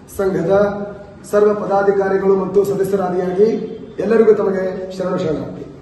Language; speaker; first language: Kannada; non-native, local second language; Lambadi